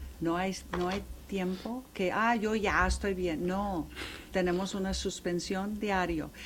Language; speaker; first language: Spanish; non-native, fluent; English